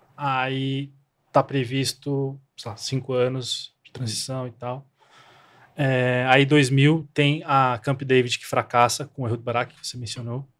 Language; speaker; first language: Portuguese; native; Portuguese